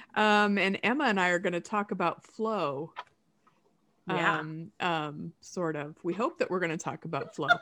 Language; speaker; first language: English; native; English